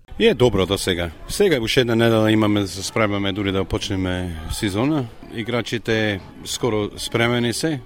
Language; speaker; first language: Macedonian; early bilingual, heritage; Macedonian